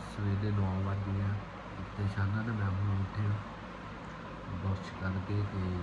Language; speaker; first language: Punjabi; native; Punjabi